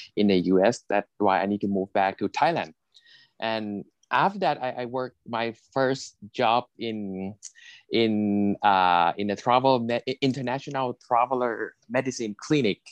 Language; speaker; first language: English; non-native, fluent; Thai